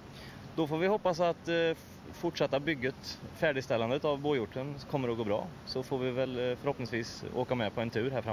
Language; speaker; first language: Swedish; native; Swedish